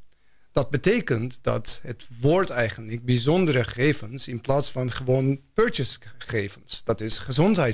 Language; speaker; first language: Dutch; non-native, fluent; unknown